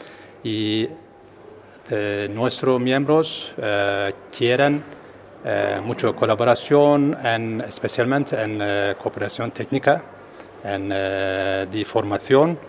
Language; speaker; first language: Spanish; non-native, learner; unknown